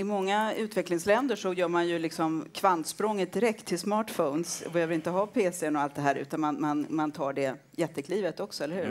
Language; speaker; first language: Swedish; native; Swedish